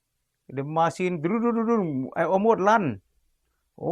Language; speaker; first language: English; non-native, learner; Lao